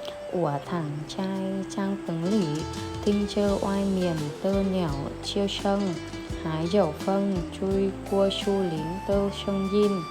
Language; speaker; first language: Chinese; non-native, learner; Vietnamese